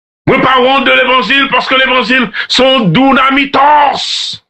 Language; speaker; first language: French; non-native, local second language; Haitian Creole